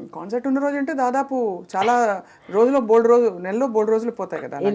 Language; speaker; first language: Telugu; native; Telugu